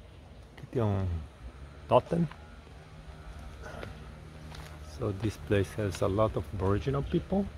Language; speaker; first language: English; non-native, fluent; Portuguese